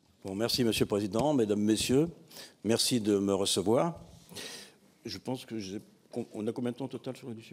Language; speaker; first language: French; native; French